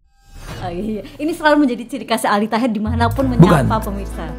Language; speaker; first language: Indonesian; native; Indonesian